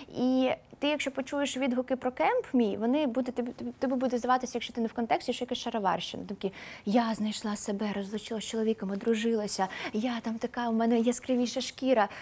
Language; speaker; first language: Ukrainian; non-native, local second language; Russian